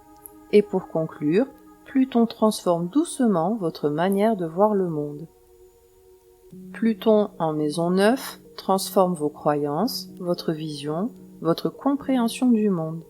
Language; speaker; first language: French; native; French